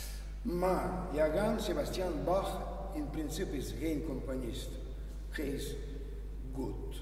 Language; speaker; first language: Dutch; non-native, learner; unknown